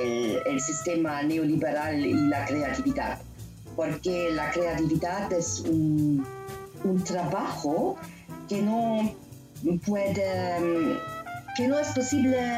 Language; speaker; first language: Spanish; non-native, learner; German